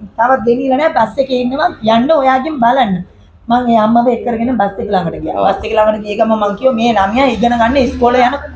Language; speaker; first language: Sinhala; non-native, local second language; Tamil